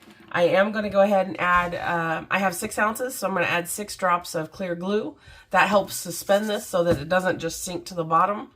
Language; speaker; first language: English; native; English